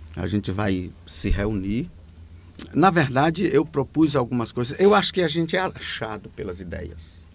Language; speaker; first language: Portuguese; native; Portuguese